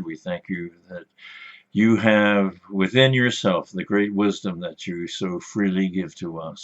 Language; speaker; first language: English; native; English